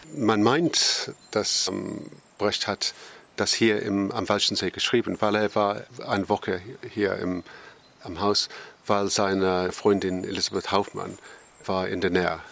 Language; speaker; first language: German; non-native, learner; English